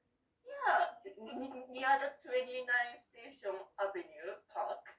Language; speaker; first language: English; non-native, learner; Korean